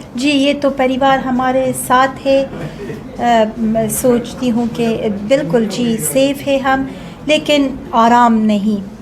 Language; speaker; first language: Hindi; non-native, learner; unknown